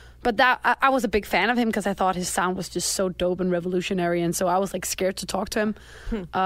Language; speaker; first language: English; non-native, fluent; Danish